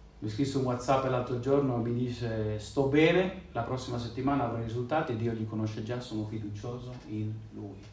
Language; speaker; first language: Italian; non-native, fluent; Spanish